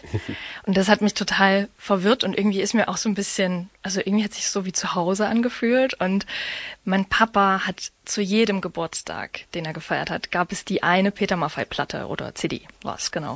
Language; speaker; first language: German; native; German